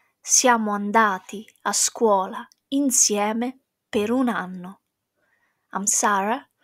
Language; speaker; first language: Italian; non-native, fluent; English